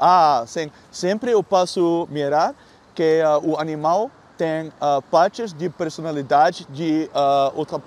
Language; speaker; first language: Portuguese; non-native, learner; Dutch